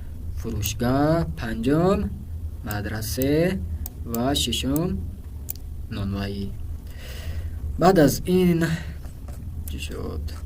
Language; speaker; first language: Persian; non-native, fluent; Urdu